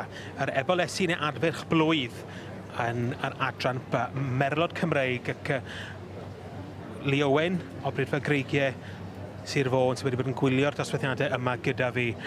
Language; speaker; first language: Welsh; native; Welsh